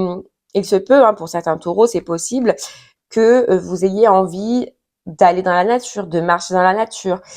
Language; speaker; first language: French; native; French